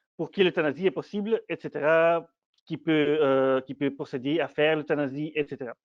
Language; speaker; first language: French; non-native, fluent; Dutch